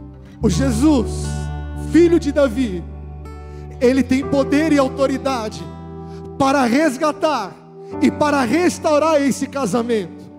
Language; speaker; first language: Portuguese; native; Portuguese